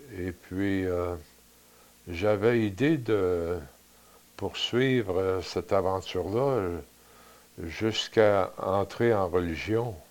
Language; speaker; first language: French; native; French